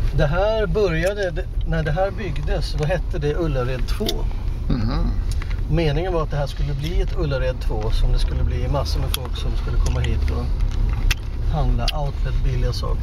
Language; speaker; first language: Swedish; native; Swedish